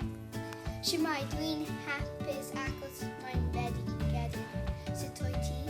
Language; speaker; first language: Welsh; non-native, learner; English